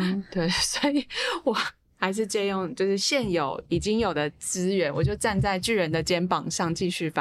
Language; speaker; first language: Chinese; native; Chinese